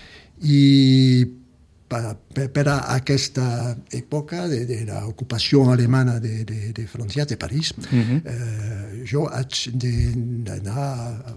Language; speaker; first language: Catalan; early bilingual, heritage; Catalan